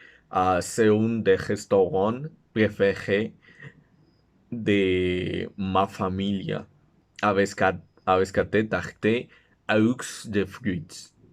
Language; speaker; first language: French; non-native, learner; Spanish